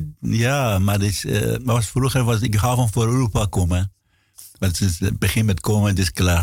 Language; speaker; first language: Dutch; non-native, learner; Persian